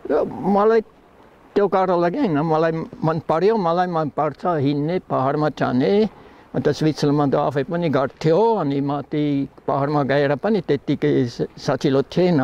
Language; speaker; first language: Nepali; non-native, learner; German